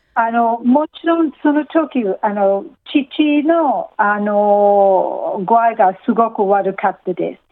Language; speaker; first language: Japanese; non-native, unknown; English